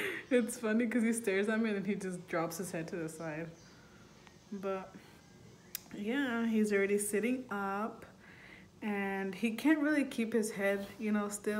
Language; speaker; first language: English; early bilingual, other home language; Spanish